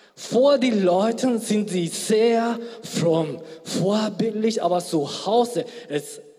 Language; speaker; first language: German; non-native, fluent; Korean